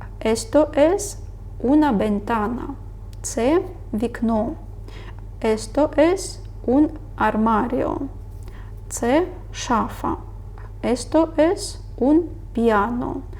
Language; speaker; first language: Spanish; non-native, fluent; Ukrainian